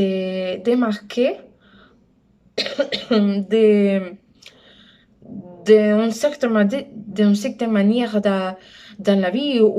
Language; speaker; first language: French; non-native, learner; Spanish